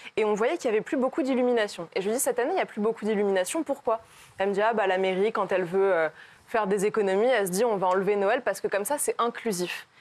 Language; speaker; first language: French; native; French